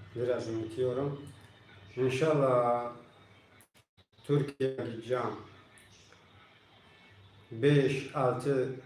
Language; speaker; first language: Turkish; non-native, learner; Tajik